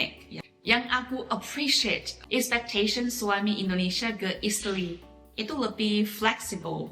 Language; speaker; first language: Indonesian; non-native, fluent; Chinese